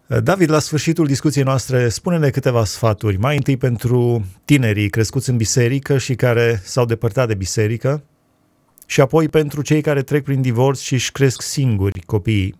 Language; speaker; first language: Romanian; native; Romanian